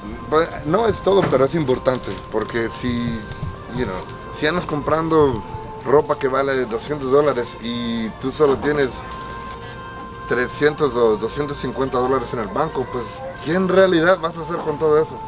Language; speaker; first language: Spanish; early bilingual, heritage; Spanish